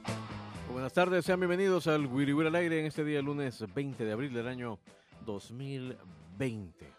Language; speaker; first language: Spanish; native; Spanish